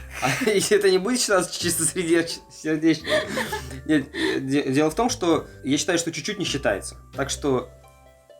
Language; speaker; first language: Russian; native; Russian